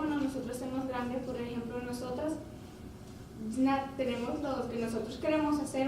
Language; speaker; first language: Spanish; early bilingual, heritage; Spanish